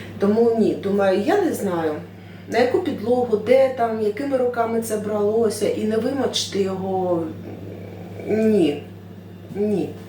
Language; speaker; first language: Ukrainian; non-native, local second language; Russian